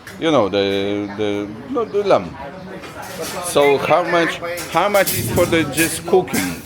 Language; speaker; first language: English; non-native, learner; Polish